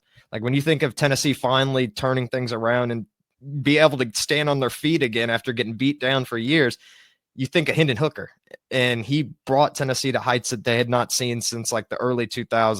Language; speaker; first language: English; native; English